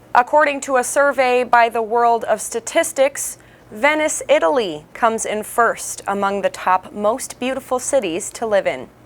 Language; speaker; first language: English; native; English